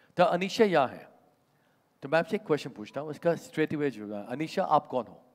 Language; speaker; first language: Hindi; native; Hindi